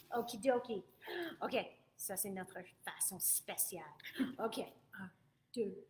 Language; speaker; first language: French; non-native, fluent; English